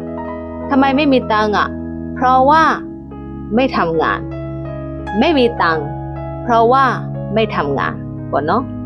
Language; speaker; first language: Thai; non-native, fluent; Burmese